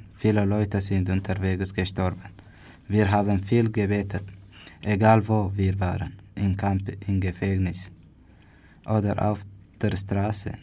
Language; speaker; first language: German; non-native, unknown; Tigrinya